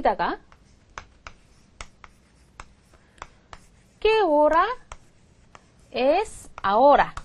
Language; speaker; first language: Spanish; non-native, fluent; Korean